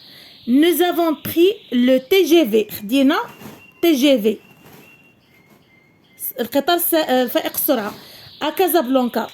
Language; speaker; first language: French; non-native, local second language; Arabic